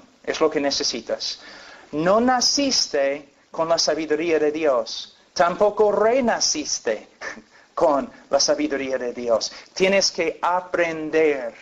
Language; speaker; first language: Spanish; non-native, fluent; English